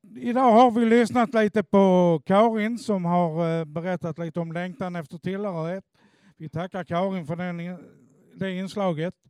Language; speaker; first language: Swedish; native; Swedish